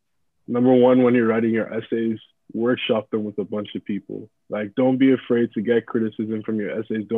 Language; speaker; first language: English; non-native, local second language; Yoruba